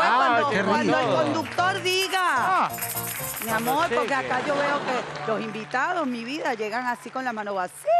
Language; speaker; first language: Spanish; native; Spanish